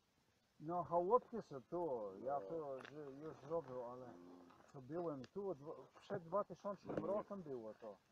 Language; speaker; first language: Polish; non-native, learner; Croatian